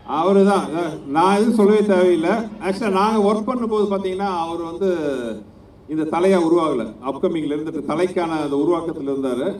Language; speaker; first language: Tamil; native; Tamil